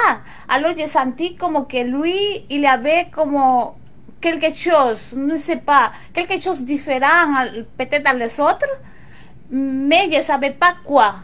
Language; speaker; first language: French; non-native, local second language; Spanish